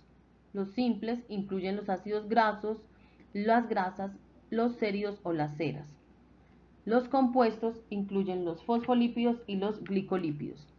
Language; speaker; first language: Spanish; native; Spanish